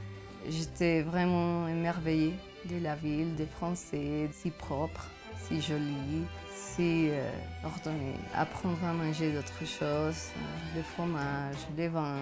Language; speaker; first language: French; non-native, fluent; Spanish